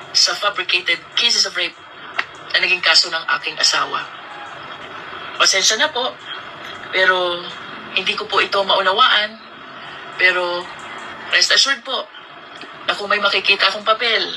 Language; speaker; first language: Filipino; native; Filipino